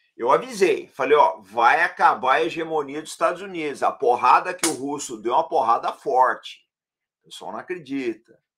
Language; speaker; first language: Portuguese; native; Portuguese